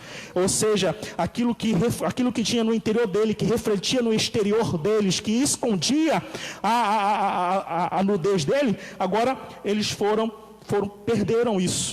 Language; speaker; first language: Portuguese; native; Portuguese